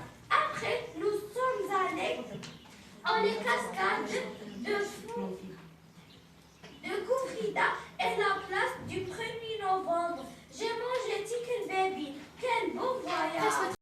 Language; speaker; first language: French; non-native, learner; Arabic